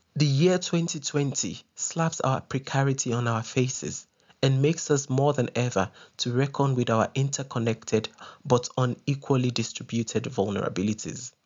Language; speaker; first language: English; non-native, local second language; Yoruba